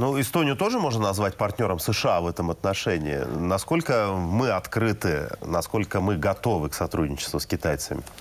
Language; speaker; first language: Russian; native; Russian